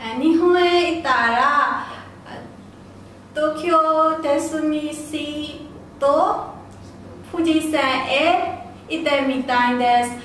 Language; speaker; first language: Japanese; non-native, learner; Burmese